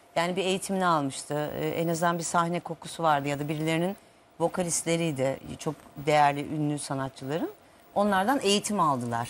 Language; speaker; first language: Turkish; native; Turkish